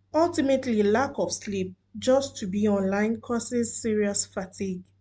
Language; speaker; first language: English; non-native, local second language; Yoruba